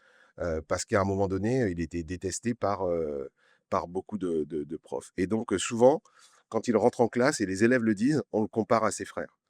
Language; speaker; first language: French; native; French